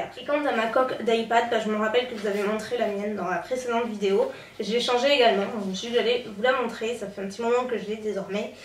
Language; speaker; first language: French; native; French